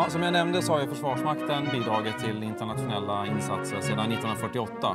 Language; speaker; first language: Swedish; native; Swedish